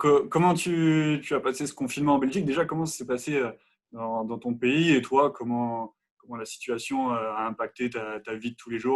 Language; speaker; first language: French; native; French